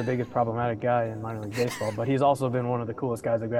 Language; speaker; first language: English; native; English